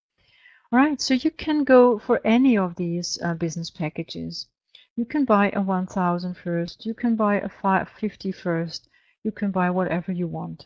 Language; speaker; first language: English; non-native, fluent; German